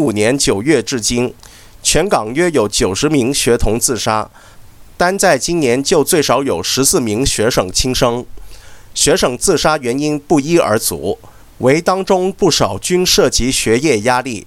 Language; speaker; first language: Chinese; non-native, local second language; Cantonese